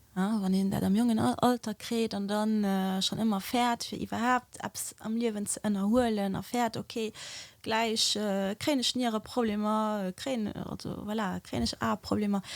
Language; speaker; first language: Luxembourgish; early bilingual, other home language; Portuguese